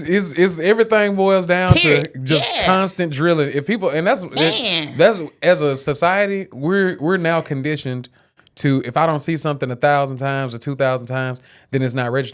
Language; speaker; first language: English; native; English